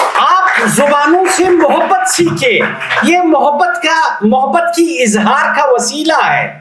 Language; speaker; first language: Urdu; non-native, local second language; Punjabi